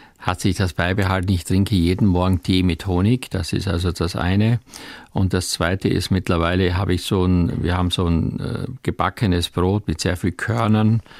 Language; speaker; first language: German; native; German